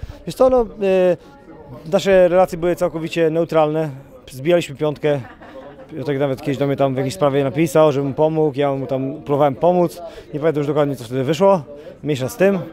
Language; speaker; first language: Polish; native; Polish